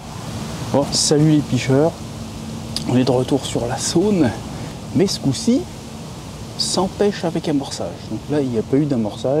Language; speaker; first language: French; native; French